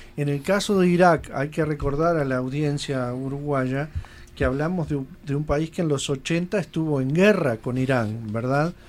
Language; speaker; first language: Spanish; native; Spanish